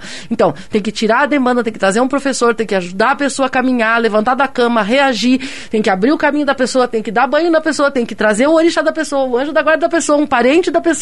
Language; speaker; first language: Portuguese; native; Portuguese